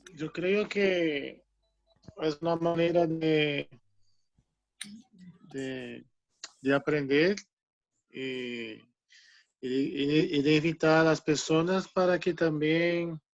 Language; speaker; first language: Spanish; non-native, fluent; Portuguese